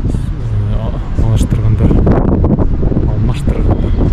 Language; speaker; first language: Turkish; non-native, learner; Bashkir